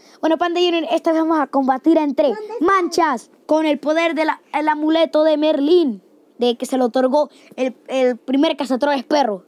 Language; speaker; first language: Spanish; native; Spanish